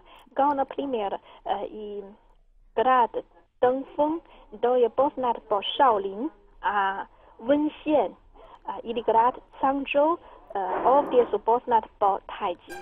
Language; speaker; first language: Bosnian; non-native, learner; Chinese